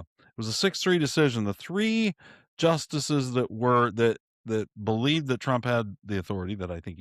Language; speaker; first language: English; native; English